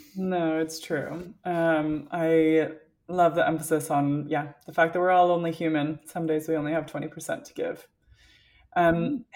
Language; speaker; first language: English; native; English